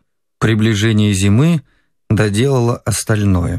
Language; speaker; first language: Russian; native; Russian